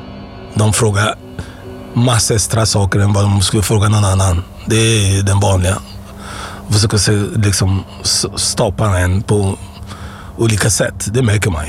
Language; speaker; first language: Swedish; non-native, fluent; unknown